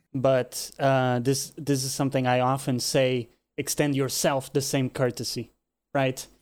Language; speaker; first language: English; non-native, fluent; Portuguese